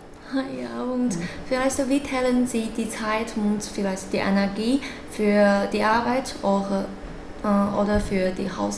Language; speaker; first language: German; non-native, learner; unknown